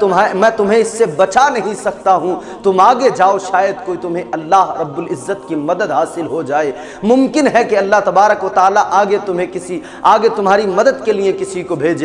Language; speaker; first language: Urdu; native; Urdu